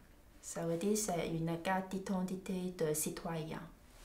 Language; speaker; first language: French; non-native, learner; Chinese